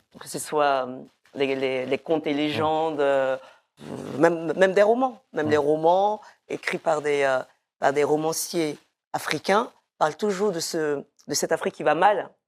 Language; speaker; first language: French; early bilingual, other home language; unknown